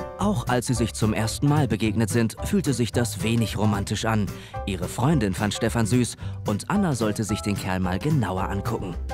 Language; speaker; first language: German; native; German